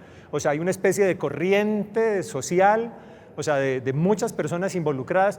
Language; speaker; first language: Spanish; native; Spanish